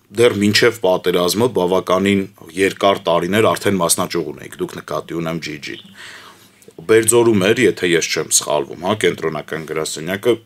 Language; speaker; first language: Armenian; native; Armenian